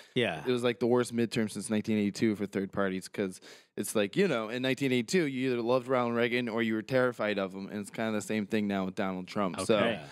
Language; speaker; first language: English; native; English